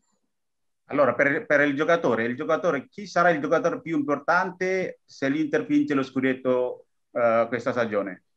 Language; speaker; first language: Italian; non-native, learner; Indonesian